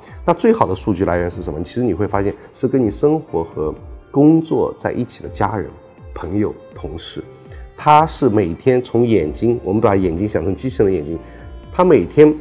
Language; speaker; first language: Chinese; native; Chinese